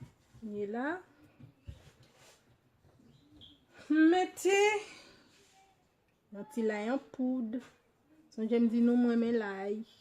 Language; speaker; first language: French; non-native, local second language; Haitian Creole